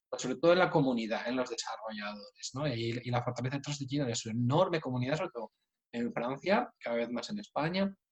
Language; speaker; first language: Spanish; native; Spanish